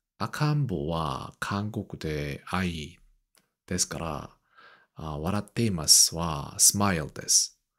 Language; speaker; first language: Japanese; non-native, learner; Korean